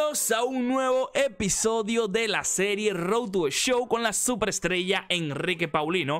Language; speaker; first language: Spanish; native; Spanish